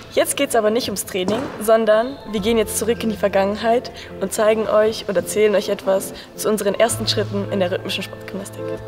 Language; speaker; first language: German; native; German